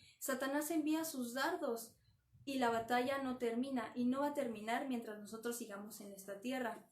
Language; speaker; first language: Spanish; native; Spanish